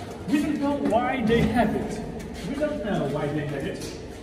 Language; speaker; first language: English; non-native, learner; Polish